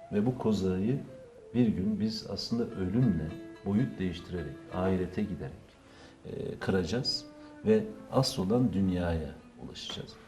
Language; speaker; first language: Turkish; native; Turkish